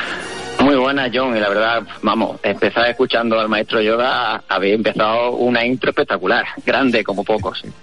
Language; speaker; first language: Spanish; native; Spanish